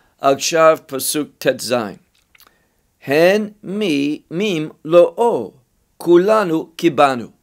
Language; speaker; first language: Hebrew; non-native, fluent; English